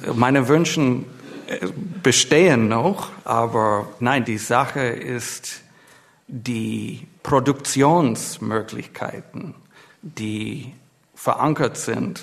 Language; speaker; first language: German; non-native, fluent; English